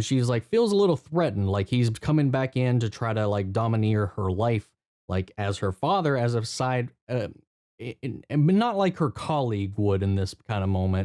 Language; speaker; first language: English; native; English